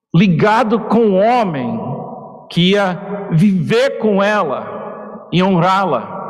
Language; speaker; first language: Portuguese; non-native, fluent; English